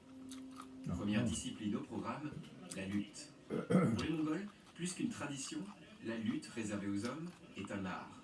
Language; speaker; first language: French; native; French